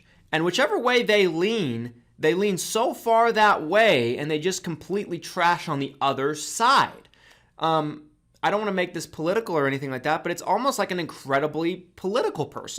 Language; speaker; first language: English; native; English